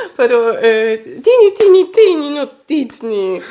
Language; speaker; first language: Spanish; non-native, learner; Polish